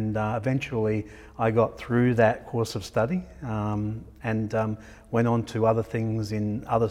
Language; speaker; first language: English; native; English